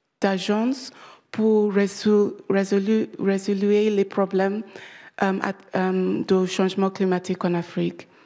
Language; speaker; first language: French; non-native, learner; English